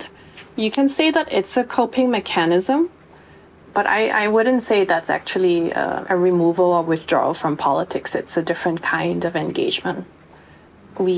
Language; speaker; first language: English; non-native, local second language; Cantonese